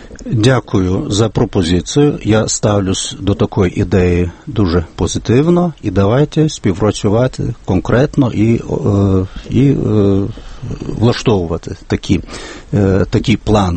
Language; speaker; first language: Ukrainian; non-native, fluent; Lithuanian